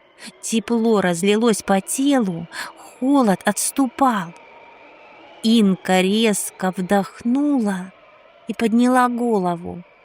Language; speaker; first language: Russian; native; Russian